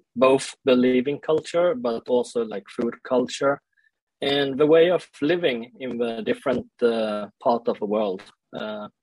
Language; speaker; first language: English; early bilingual, other home language; Swedish